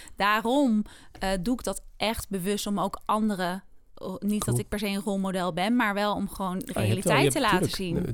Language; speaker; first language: Dutch; native; Dutch